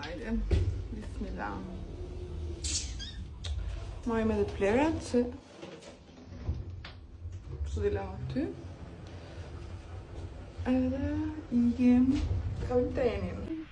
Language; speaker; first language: Albanian; early bilingual, heritage; Albanian